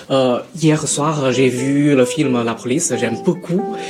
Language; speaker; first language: French; non-native, learner; Chinese